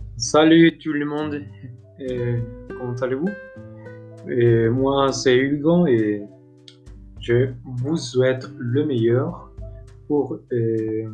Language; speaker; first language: French; non-native, learner; Spanish